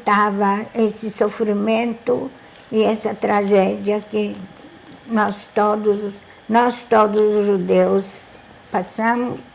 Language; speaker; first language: Portuguese; non-native, fluent; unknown